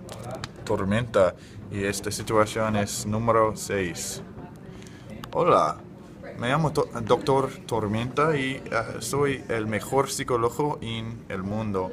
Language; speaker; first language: Spanish; non-native, learner; English